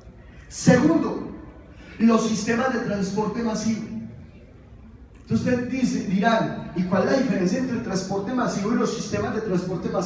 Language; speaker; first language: Spanish; native; Spanish